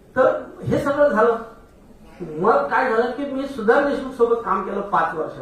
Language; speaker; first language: Marathi; non-native, local second language; Hindi